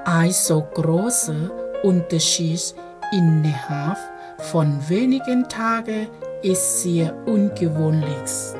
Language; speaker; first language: German; non-native, learner; Thai